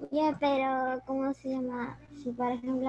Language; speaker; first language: Spanish; native; Spanish